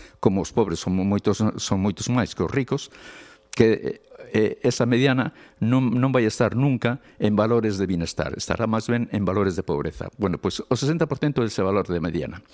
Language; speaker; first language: Galician; non-native, local second language; Spanish